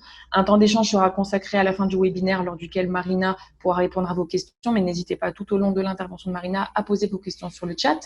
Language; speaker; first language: French; native; French